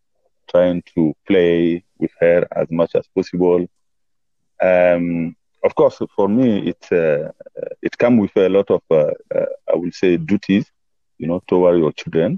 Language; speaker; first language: English; non-native, fluent; Bambara